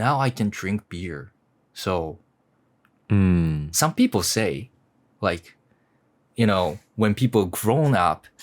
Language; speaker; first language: English; non-native, learner; Japanese